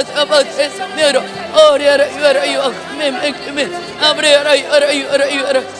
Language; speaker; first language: Korean; native; Korean